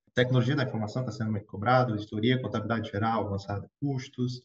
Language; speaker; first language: Portuguese; native; Portuguese